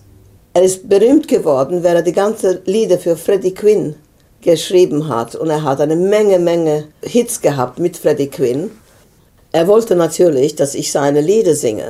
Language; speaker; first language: German; non-native, fluent; Serbian